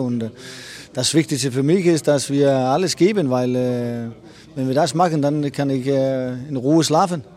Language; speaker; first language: German; non-native, fluent; Danish